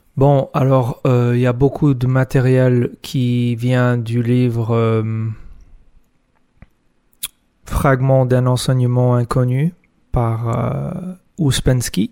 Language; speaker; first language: French; non-native, fluent; English